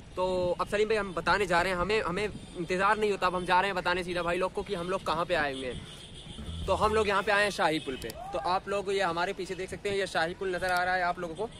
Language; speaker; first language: Hindi; native; Hindi